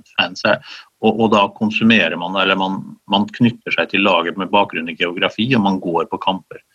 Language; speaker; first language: Norwegian; native; Norwegian